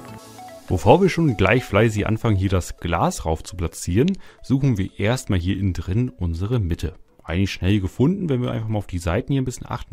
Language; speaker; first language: German; native; German